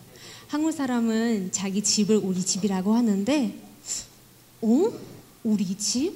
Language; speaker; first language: Korean; non-native, fluent; Chinese